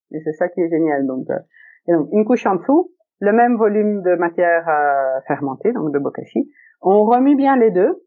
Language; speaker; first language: French; early bilingual, other home language; Italian